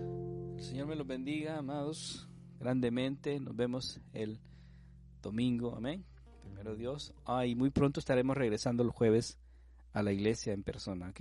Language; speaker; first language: Spanish; native; Spanish